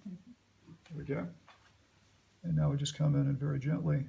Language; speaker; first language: English; native; English